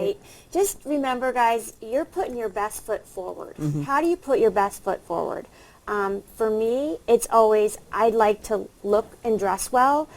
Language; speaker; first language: English; native; English